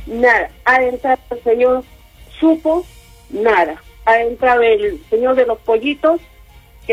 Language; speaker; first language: Spanish; native; Spanish